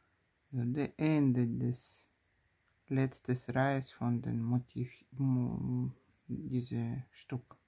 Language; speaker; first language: German; non-native, fluent; Russian